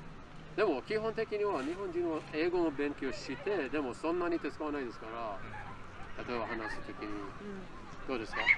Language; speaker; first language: Japanese; non-native, learner; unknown